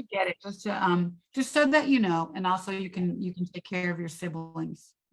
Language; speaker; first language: English; native; English